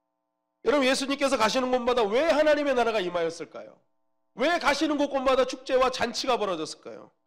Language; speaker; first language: Korean; native; Korean